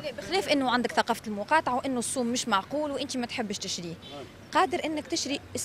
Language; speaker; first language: Arabic; native; Arabic